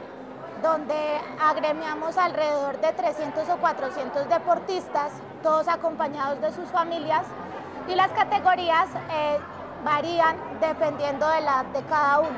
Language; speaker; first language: Spanish; native; Spanish